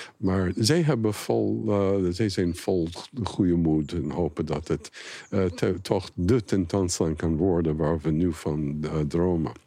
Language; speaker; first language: Dutch; non-native, fluent; English